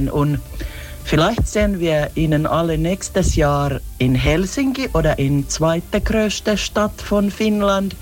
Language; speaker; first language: German; non-native, fluent; Finnish